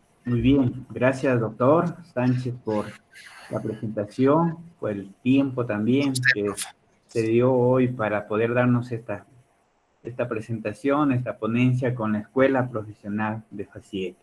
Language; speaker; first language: Spanish; native; Spanish